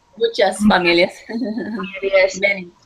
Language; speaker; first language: Spanish; non-native, fluent; English